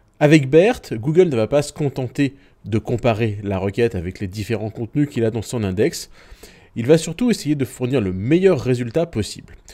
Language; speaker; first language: French; native; French